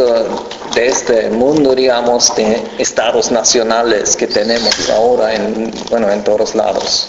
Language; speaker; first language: Spanish; non-native, fluent; German